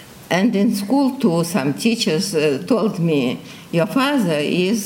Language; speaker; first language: English; non-native, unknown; Russian